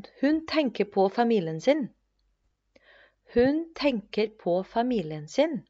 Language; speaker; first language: Norwegian; non-native, fluent; Spanish